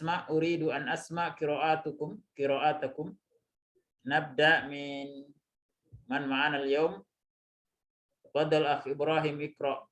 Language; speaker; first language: Arabic; non-native, fluent; Indonesian